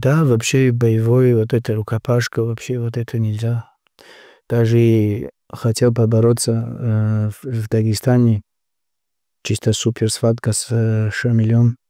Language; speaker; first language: Russian; non-native, local second language; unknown